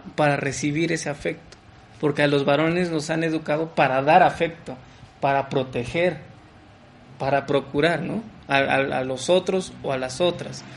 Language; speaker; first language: Spanish; early bilingual, heritage; French